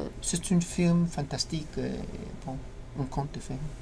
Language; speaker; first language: French; non-native, learner; English